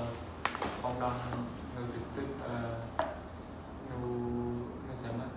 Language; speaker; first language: French; non-native, learner; Khmer